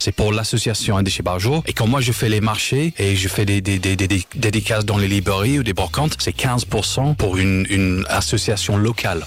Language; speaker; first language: French; non-native, fluent; English